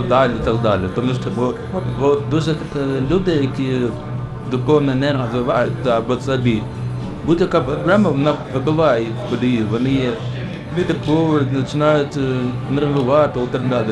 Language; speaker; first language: Ukrainian; native; Ukrainian